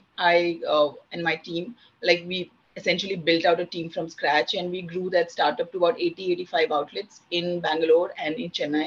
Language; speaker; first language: English; non-native, local second language; Hindi